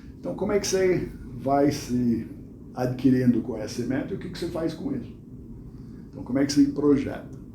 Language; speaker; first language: Portuguese; non-native, fluent; English